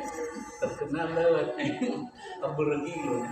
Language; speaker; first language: Indonesian; non-native, local second language; Nias